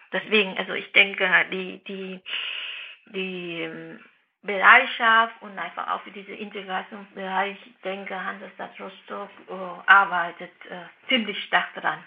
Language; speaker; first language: German; non-native, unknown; Vietnamese